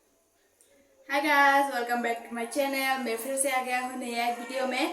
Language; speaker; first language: Hindi; non-native, local second language; Bodo